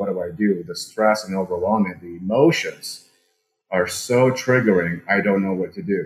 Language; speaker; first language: English; early bilingual, other home language; Russian